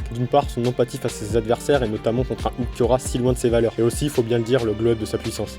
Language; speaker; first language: French; native; French